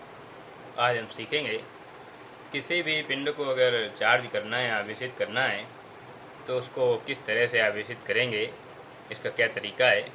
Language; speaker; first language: Hindi; native; Hindi